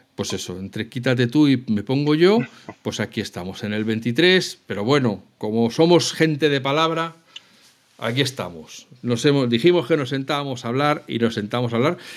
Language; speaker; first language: Spanish; native; Spanish